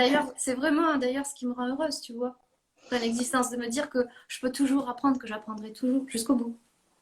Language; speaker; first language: French; native; French